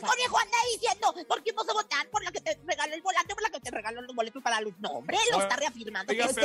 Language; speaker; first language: Spanish; native; Spanish